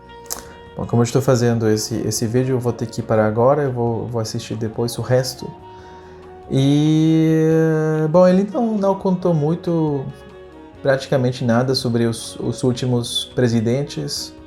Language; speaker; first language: Portuguese; non-native, fluent; Spanish